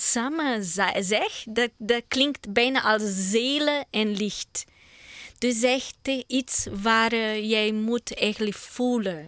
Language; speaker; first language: Dutch; non-native, learner; Portuguese